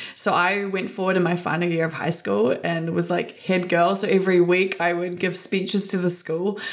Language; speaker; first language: English; native; English